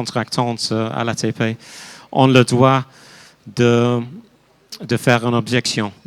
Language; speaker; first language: French; non-native, fluent; English